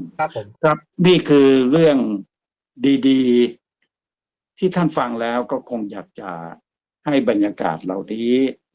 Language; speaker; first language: Thai; native; Thai